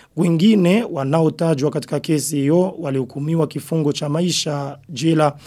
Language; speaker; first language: Swahili; non-native, local second language; Rundi